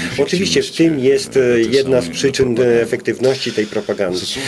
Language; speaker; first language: Polish; non-native, fluent; Russian